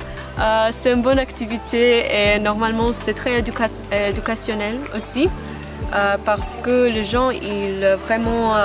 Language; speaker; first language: French; non-native, fluent; Maltese